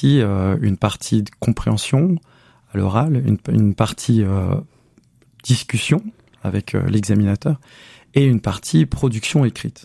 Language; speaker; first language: French; native; French